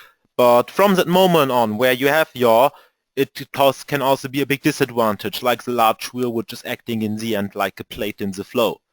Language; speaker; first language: English; non-native, fluent; German